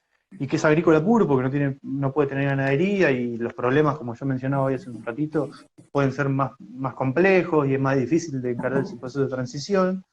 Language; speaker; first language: Spanish; native; Spanish